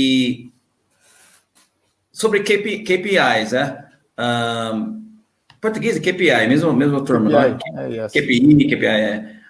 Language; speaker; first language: Portuguese; non-native, learner; English